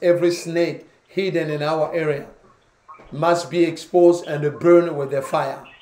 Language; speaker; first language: English; non-native, fluent; Lingala